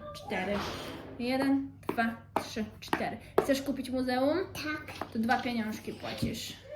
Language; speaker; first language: Polish; early bilingual, heritage; Polish